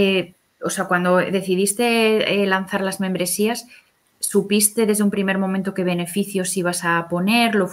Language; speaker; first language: Spanish; native; Spanish